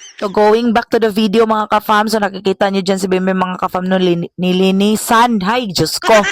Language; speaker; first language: Filipino; non-native, local second language; Cebuano